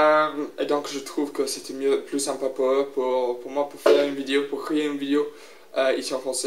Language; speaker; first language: French; non-native, learner; English